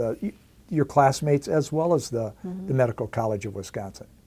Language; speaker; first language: English; native; English